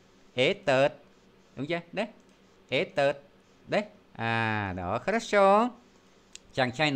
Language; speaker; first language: Vietnamese; native; Vietnamese